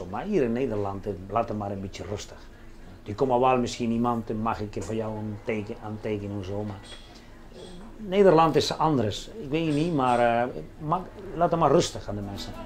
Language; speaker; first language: Dutch; non-native, learner; Spanish